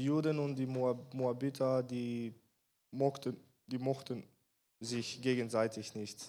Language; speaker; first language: German; non-native, fluent; Bulgarian